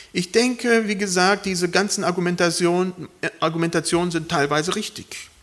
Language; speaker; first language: German; early bilingual, other home language; Spanish